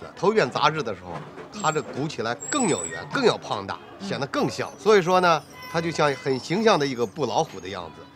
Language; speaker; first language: Chinese; native; Chinese